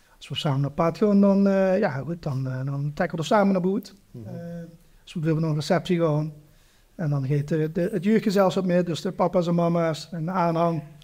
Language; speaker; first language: Dutch; native; Dutch